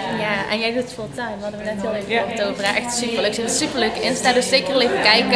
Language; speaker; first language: Dutch; native; Dutch